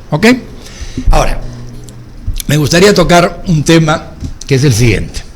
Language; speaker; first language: Spanish; native; Spanish